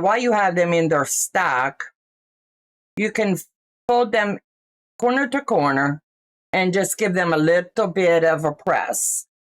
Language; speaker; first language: English; native; English